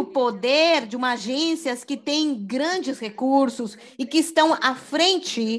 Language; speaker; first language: Spanish; non-native, fluent; Portuguese